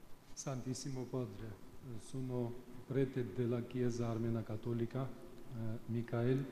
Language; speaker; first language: Italian; non-native, fluent; Armenian